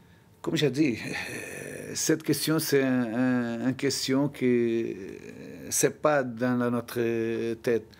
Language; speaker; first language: French; non-native, learner; Portuguese